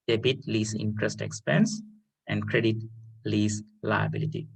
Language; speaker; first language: English; non-native, local second language; Sinhala